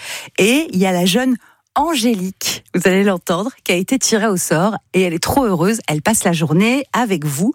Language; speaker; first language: French; native; French